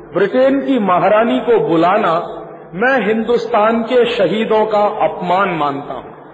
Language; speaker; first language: Hindi; native; Hindi